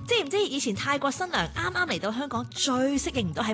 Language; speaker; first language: Cantonese; native; Cantonese